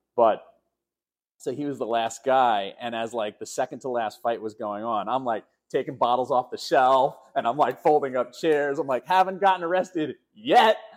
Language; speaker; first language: English; native; English